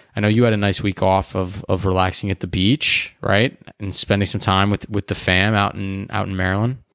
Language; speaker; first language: English; native; English